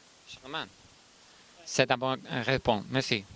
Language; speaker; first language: French; non-native, learner; Spanish